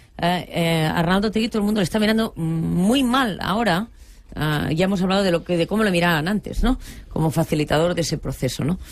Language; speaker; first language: Spanish; non-native, local second language; Catalan